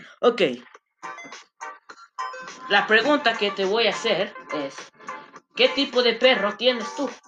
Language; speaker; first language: Spanish; non-native, learner; English